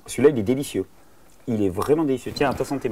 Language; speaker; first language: French; native; French